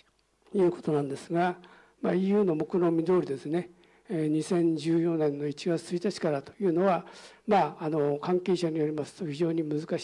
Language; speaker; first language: Japanese; native; Japanese